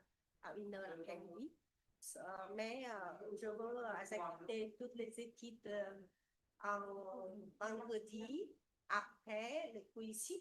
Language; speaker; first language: French; non-native, learner; Vietnamese